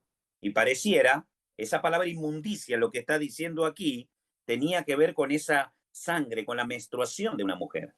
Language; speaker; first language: Spanish; native; Spanish